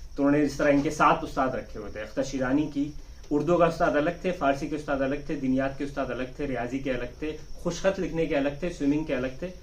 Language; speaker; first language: Urdu; native; Urdu